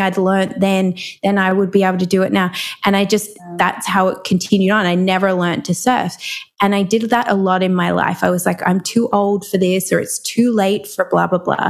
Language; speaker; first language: English; native; English